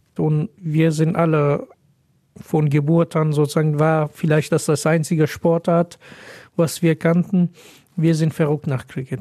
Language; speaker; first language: German; non-native, fluent; Pashto